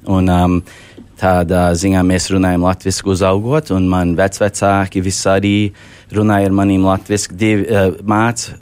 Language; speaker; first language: Latvian; early bilingual, heritage; Latvian